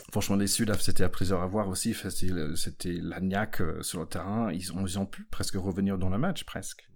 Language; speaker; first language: French; non-native, fluent; English